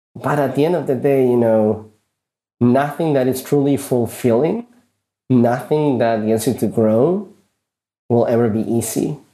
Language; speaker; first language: English; early bilingual, other home language; Spanish